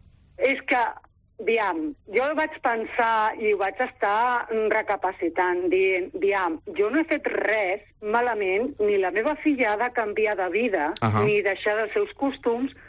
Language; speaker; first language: Catalan; non-native, local second language; Spanish